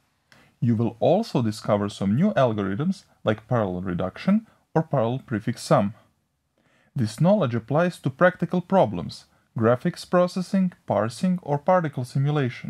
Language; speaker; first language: English; non-native, fluent; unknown